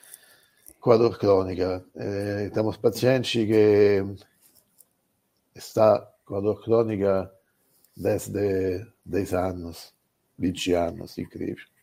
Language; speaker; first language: Portuguese; non-native, learner; Italian